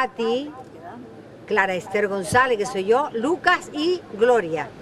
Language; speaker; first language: Spanish; native; Spanish